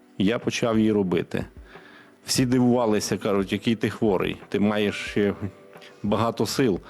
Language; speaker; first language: Ukrainian; non-native, local second language; Russian